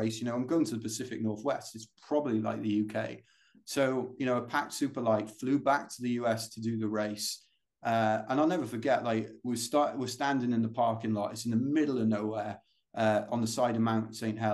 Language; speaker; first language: English; native; English